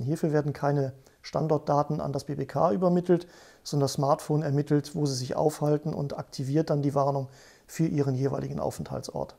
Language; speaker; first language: German; native; German